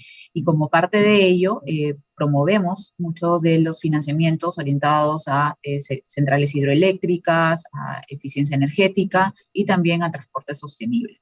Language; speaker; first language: Spanish; native; Spanish